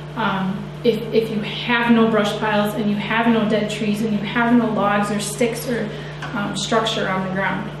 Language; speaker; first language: English; native; English